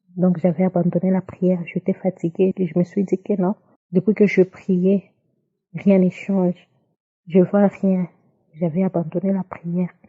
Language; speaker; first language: French; non-native, local second language; Lingala